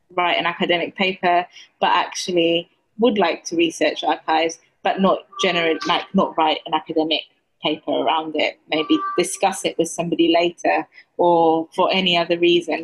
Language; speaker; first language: English; non-native, fluent; Greek